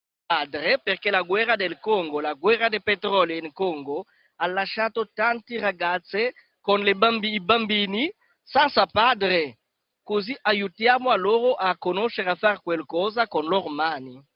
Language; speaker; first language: Italian; non-native, fluent; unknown